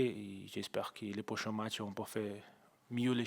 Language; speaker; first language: French; non-native, fluent; Portuguese